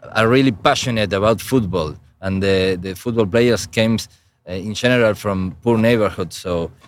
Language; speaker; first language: English; non-native, fluent; Spanish